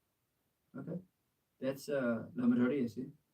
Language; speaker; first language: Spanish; non-native, learner; English